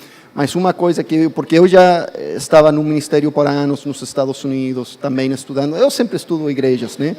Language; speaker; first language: Portuguese; non-native, fluent; English